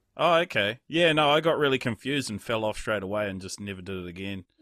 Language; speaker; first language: English; native; English